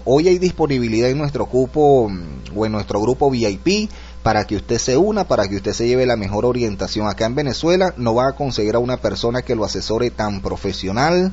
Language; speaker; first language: Spanish; native; Spanish